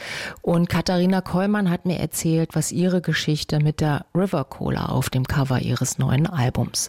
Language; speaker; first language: German; native; German